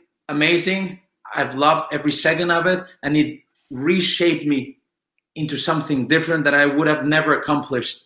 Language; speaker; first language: English; non-native, fluent; Spanish